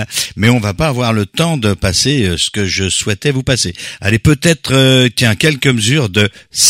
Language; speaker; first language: French; native; French